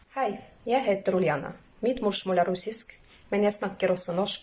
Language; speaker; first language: Norwegian; non-native, fluent; Russian